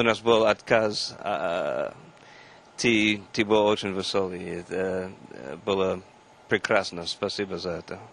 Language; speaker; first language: Russian; non-native, fluent; English